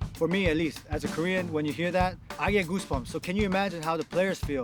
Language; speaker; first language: English; early bilingual, other home language; Korean